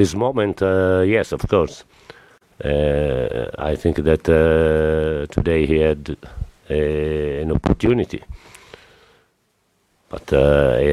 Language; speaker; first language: English; non-native, fluent; Italian